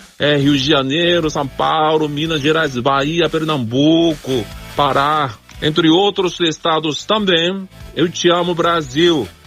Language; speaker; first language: Portuguese; non-native, fluent; Japanese